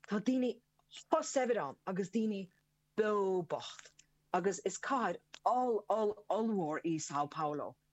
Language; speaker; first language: Irish; native; Irish